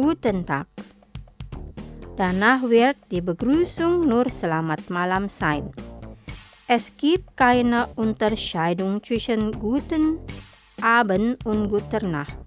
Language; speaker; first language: German; non-native, fluent; Indonesian